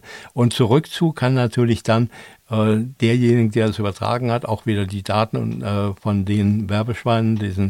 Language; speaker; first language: German; native; German